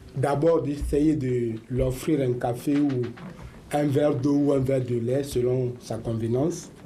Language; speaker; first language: French; native; French